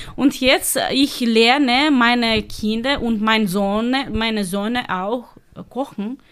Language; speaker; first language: German; non-native, learner; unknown